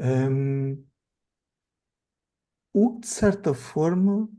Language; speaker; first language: Portuguese; native; Portuguese